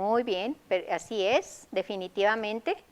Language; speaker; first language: Spanish; native; Spanish